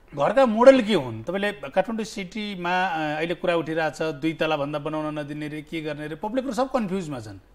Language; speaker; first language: Nepali; native; Nepali